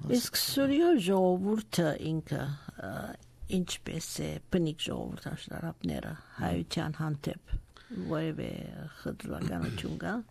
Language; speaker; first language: Armenian; early bilingual, heritage; Armenian